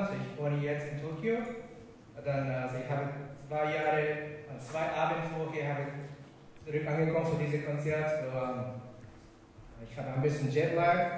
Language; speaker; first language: German; non-native, learner; Japanese